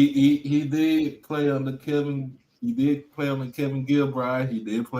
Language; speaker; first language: English; native; English